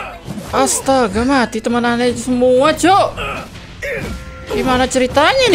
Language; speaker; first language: Indonesian; native; Indonesian